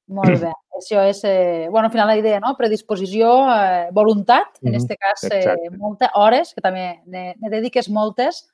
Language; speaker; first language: Catalan; native; Catalan